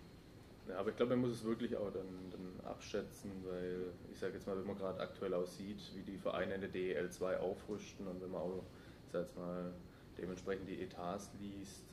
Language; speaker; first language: German; native; German